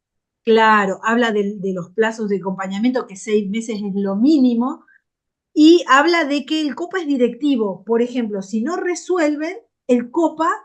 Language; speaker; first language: Spanish; native; Spanish